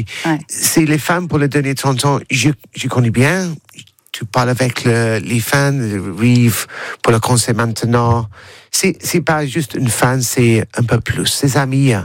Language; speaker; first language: French; non-native, learner; English